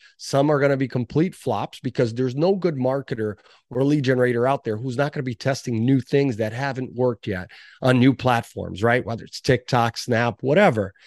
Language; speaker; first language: English; early bilingual, other home language; Portuguese